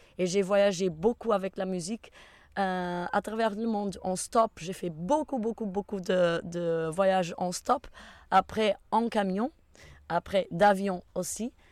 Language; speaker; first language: French; non-native, fluent; Portuguese